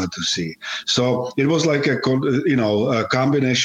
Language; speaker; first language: English; non-native, fluent; Czech